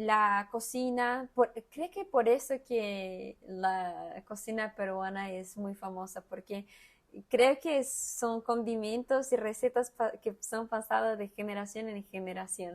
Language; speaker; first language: Spanish; non-native, fluent; Portuguese